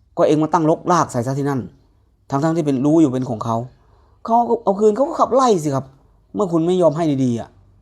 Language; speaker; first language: Thai; native; Thai